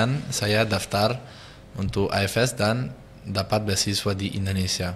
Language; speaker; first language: Indonesian; non-native, fluent; Italian